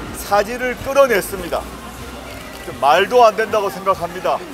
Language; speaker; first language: Korean; native; Korean